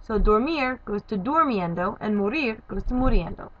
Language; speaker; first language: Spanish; non-native, learner; English